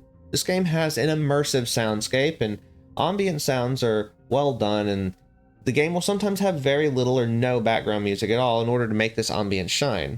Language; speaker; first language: English; native; English